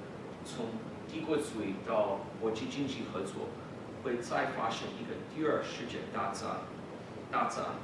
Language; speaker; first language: Chinese; early bilingual, heritage; English